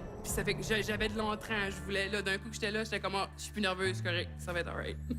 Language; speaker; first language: French; native; French